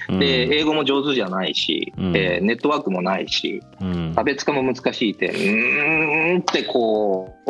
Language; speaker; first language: Japanese; native; Japanese